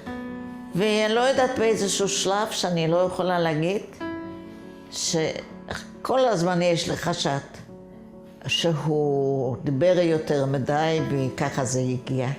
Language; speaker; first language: Hebrew; non-native, fluent; Yiddish